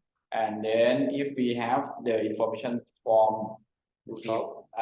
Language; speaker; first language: English; non-native, learner; Thai